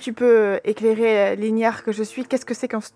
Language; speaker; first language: French; native; French